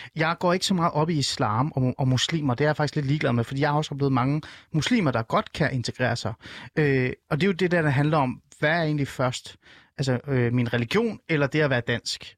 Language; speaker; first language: Danish; early bilingual, other home language; Persian